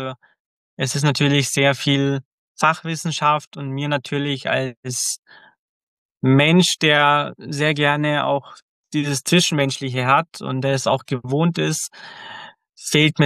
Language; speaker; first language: German; early bilingual, other home language; Croatian